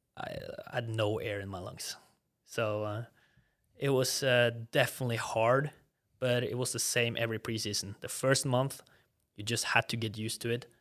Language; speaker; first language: English; non-native, fluent; Norwegian